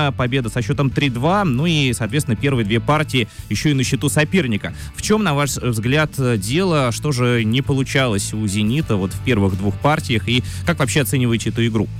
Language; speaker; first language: Russian; native; Russian